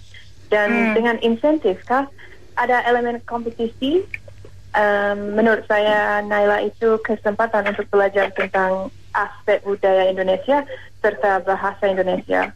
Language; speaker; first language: Indonesian; non-native, fluent; English